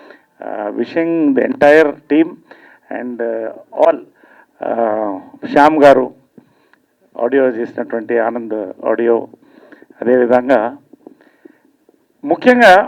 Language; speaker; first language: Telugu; native; Telugu